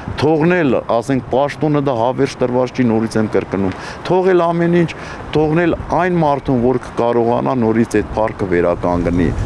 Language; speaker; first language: Armenian; non-native, local second language; Kurdish